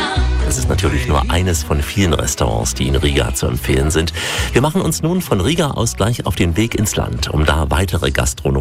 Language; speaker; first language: German; native; German